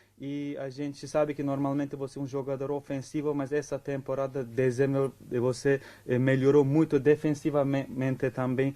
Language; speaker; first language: Portuguese; non-native, fluent; Turkish